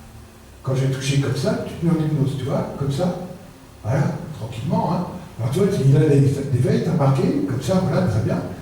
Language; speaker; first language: French; native; French